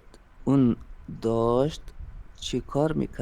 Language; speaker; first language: Persian; non-native, learner; Urdu